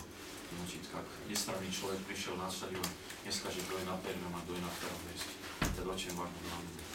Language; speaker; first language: Russian; non-native, learner; Slovak